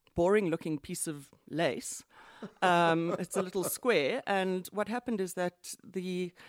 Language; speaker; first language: English; native; English